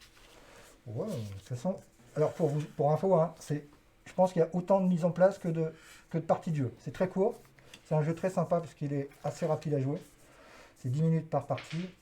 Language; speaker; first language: French; native; French